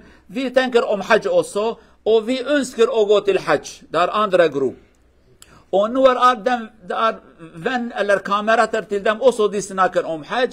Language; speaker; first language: Swedish; non-native, fluent; Kurdish